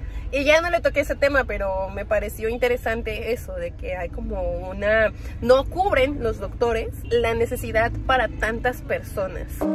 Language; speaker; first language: Spanish; native; Spanish